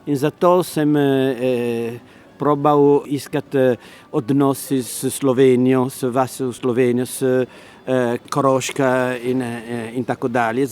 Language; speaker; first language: Slovenian; non-native, learner; Italian